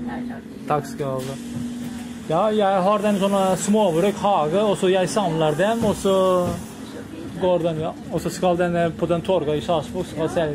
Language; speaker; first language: Swedish; non-native, learner; Turkish